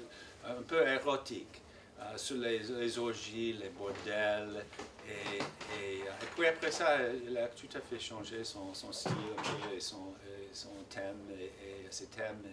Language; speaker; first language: French; non-native, fluent; English